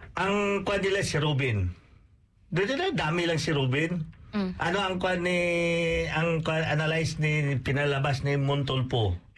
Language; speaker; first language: Filipino; non-native, local second language; Cebuano